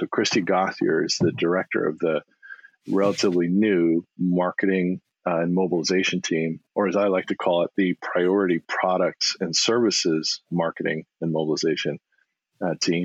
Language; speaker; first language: English; native; English